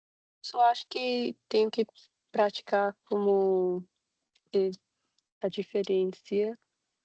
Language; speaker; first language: Portuguese; non-native, learner; Spanish